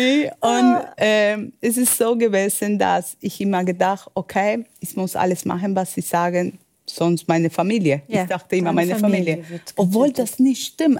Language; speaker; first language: German; non-native, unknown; Spanish